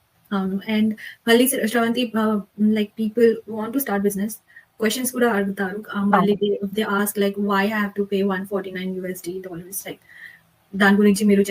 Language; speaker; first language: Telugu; non-native, local second language; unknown